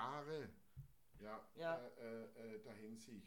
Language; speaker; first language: German; native; German